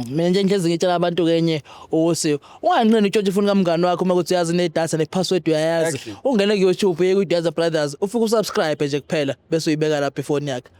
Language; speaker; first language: Zulu; native; Zulu